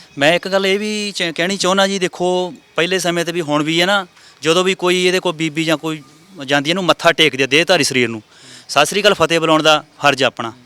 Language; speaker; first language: Punjabi; native; Punjabi